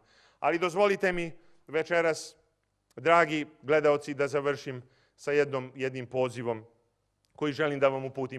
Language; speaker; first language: Croatian; native; Croatian